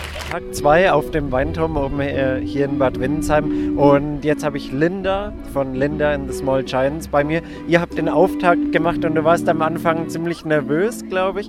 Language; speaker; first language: German; native; German